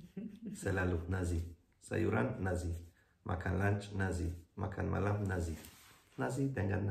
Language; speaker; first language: Indonesian; non-native, learner; Hungarian